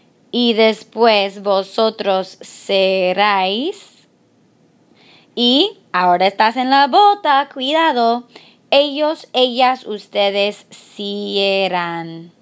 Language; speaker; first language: Spanish; non-native, fluent; English